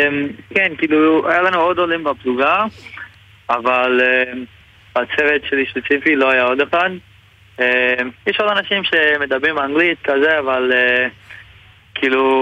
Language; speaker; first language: Hebrew; non-native, fluent; English